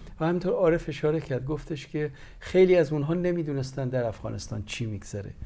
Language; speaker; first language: Persian; native; Persian